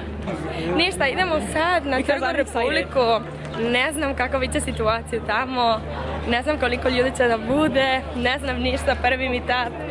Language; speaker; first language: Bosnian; non-native, fluent; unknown